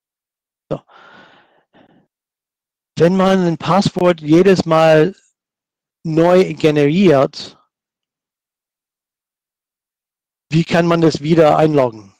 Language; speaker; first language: German; non-native, fluent; English